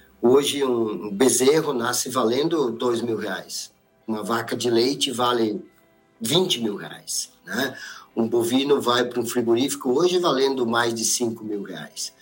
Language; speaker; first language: Portuguese; native; Portuguese